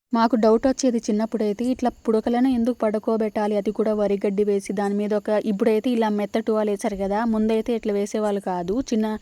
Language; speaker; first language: Telugu; non-native, local second language; Lambadi